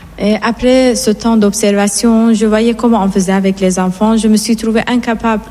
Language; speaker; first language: French; non-native, fluent; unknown